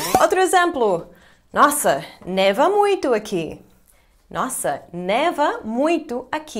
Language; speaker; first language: Portuguese; non-native, fluent; English